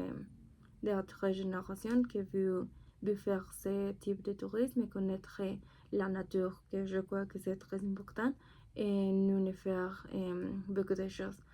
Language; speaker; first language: French; non-native, learner; Spanish